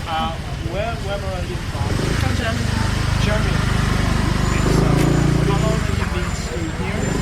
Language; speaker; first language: English; non-native, learner; Vietnamese